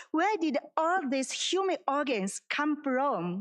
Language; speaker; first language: English; non-native, fluent; Chinese